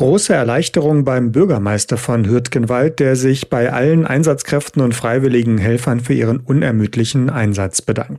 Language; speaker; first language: German; native; German